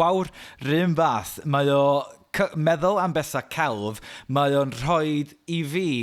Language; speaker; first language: Welsh; native; Welsh